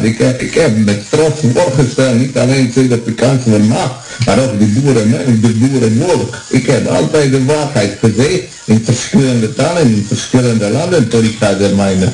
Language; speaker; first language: Dutch; non-native, learner; Croatian